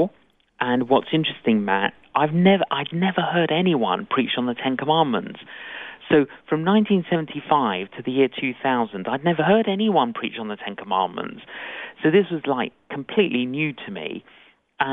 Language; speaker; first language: English; native; English